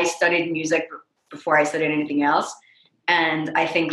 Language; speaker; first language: English; non-native, fluent; French